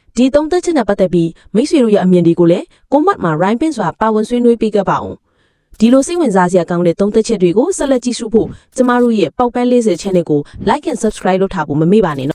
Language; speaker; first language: Burmese; native; Burmese